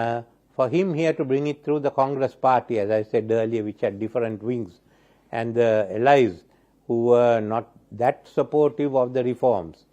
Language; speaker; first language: English; non-native, local second language; Sinhala